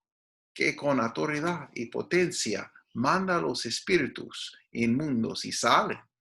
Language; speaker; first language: Spanish; non-native, fluent; English